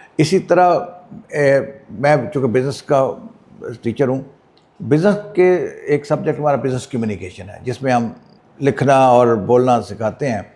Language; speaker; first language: Urdu; native; Urdu